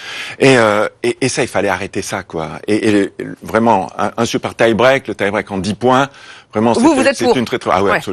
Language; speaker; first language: French; native; French